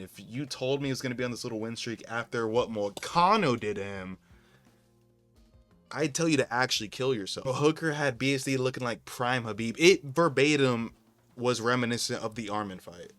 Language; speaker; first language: English; native; English